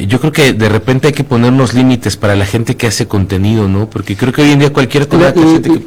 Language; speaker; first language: Spanish; native; Spanish